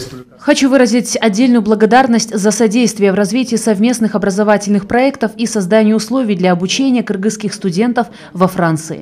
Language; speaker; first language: Russian; non-native, local second language; Kyrgyz